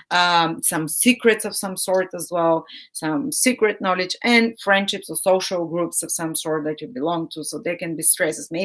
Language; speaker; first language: English; non-native, fluent; Bulgarian